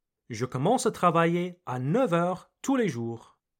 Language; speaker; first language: French; non-native, fluent; English